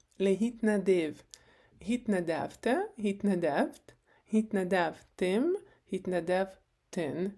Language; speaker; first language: Hebrew; non-native, fluent; Ukrainian